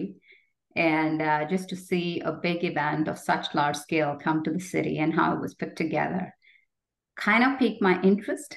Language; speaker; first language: English; non-native, local second language; Hindi